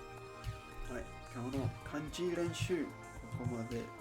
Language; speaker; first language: Japanese; non-native, learner; English